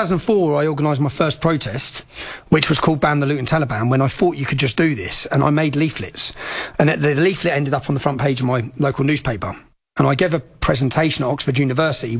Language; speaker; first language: English; native; English